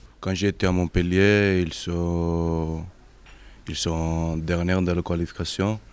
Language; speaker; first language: French; non-native, learner; Georgian